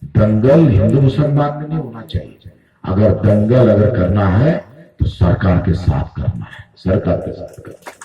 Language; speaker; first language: Hindi; non-native, local second language; Marathi